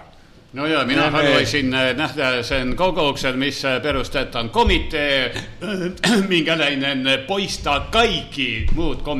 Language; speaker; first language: Finnish; non-native, learner; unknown